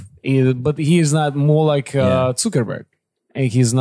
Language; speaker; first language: English; non-native, fluent; Kazakh